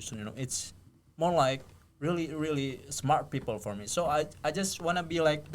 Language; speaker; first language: English; non-native, fluent; Indonesian